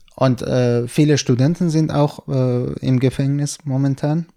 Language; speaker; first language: German; non-native, fluent; Persian